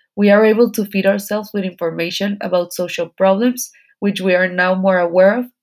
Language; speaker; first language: English; non-native, fluent; Spanish